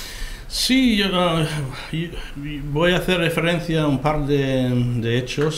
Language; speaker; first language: Spanish; non-native, fluent; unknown